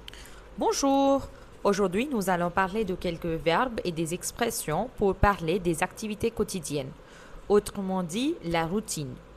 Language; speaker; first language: French; non-native, fluent; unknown